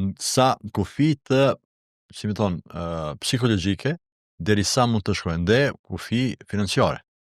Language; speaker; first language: Albanian; non-native, local second language; Serbian